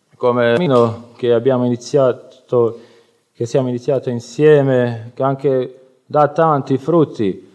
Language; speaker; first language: Italian; non-native, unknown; Bosnian